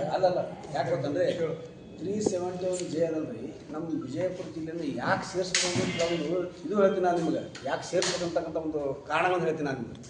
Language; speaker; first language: Kannada; native; Kannada